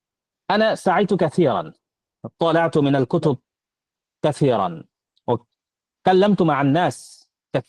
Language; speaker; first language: Arabic; non-native, fluent; Bangla